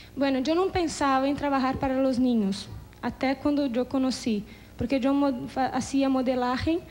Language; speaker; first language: Spanish; non-native, learner; Portuguese